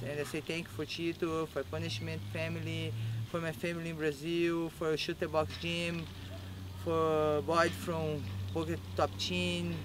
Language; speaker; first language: English; non-native, learner; Portuguese